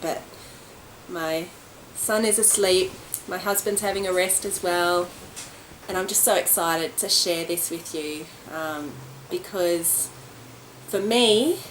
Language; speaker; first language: English; native; English